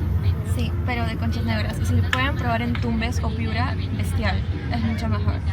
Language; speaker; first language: Spanish; native; Spanish